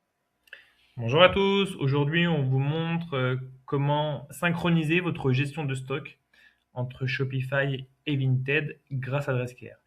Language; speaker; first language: French; native; French